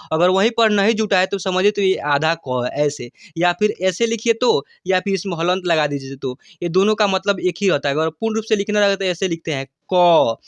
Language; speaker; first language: Hindi; native; Hindi